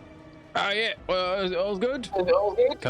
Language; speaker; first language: English; native; English